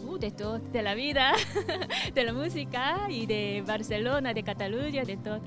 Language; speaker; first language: Catalan; non-native, learner; Korean